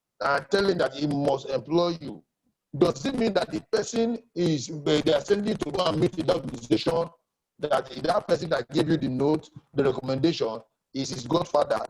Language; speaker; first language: English; non-native, local second language; Yoruba